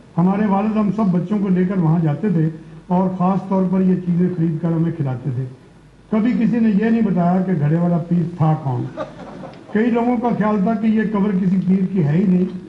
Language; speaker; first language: Urdu; non-native, local second language; Punjabi